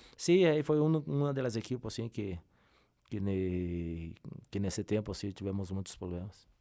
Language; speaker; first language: Spanish; non-native, fluent; Portuguese